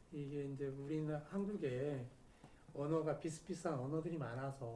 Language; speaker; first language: Korean; native; Korean